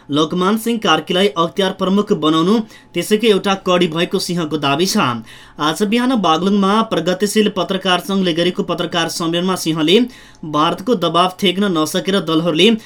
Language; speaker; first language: Nepali; native; Nepali